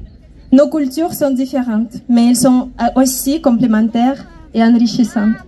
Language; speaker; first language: French; non-native, fluent; Ukrainian